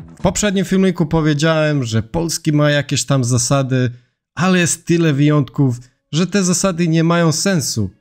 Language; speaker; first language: Polish; non-native, fluent; Serbian